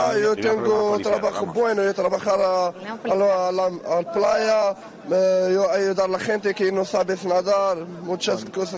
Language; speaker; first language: Spanish; non-native, learner; Arabic